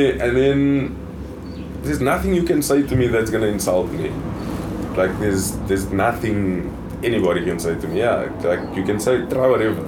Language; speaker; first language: English; native; English